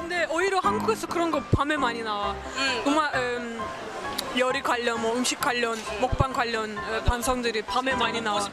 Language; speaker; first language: Korean; non-native, fluent; Azerbaijani